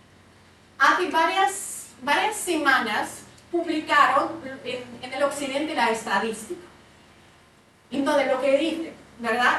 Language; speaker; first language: Spanish; non-native, fluent; Russian